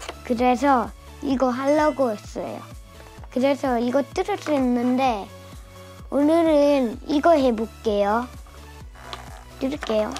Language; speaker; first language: Korean; early bilingual, other home language; Russian